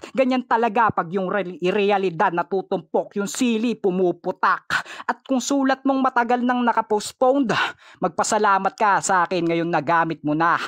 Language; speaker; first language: Filipino; non-native, local second language; Bikol